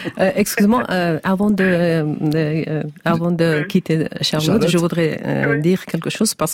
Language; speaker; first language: French; non-native, learner; Persian